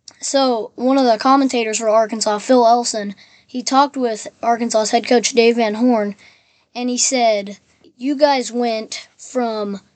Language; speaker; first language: English; native; English